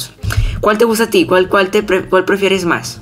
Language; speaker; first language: Spanish; native; Spanish